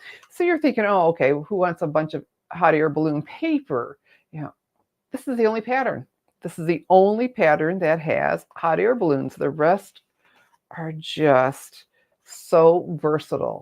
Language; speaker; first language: English; native; English